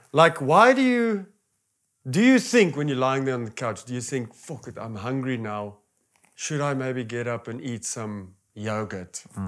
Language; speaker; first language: English; non-native, local second language; Afrikaans